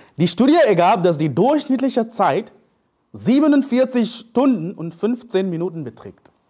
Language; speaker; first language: German; non-native, fluent; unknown